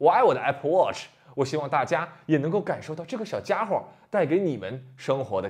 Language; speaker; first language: Chinese; native; Chinese